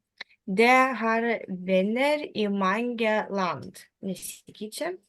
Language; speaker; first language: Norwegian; non-native, learner; Lithuanian